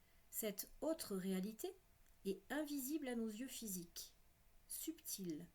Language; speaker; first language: French; native; French